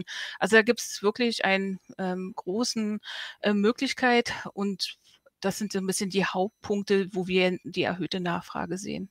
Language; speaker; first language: German; native; German